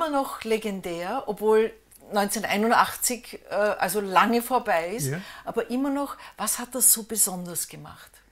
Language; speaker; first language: German; native; German